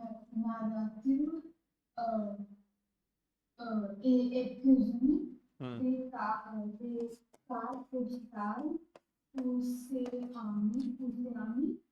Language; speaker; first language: French; non-native, learner; Hindi